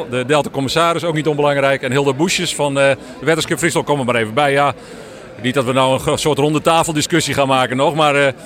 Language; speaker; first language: Dutch; non-native, local second language; Western Frisian